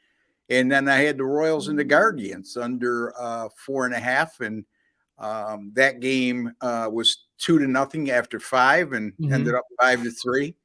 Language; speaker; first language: English; native; English